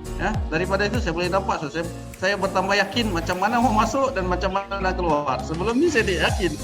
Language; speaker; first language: Malay; native; Malay